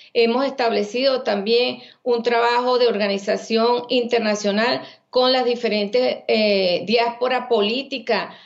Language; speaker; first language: Spanish; native; Spanish